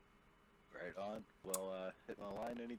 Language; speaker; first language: English; native; English